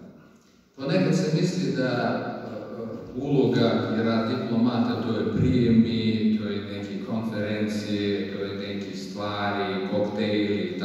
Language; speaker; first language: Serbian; non-native, fluent; Russian